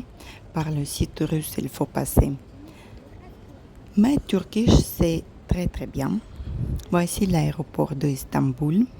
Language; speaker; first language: French; non-native, fluent; Russian